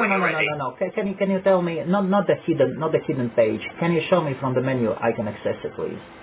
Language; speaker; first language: English; non-native, fluent; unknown